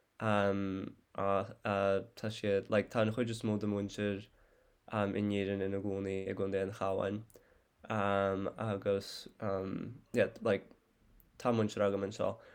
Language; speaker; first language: Irish; non-native, fluent; English